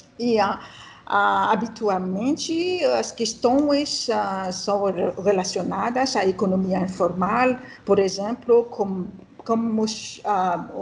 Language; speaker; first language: Portuguese; non-native, learner; French